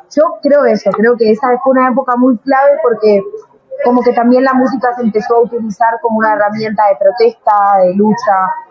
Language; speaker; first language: Spanish; native; Spanish